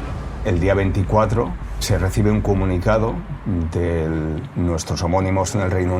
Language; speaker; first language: Spanish; native; Spanish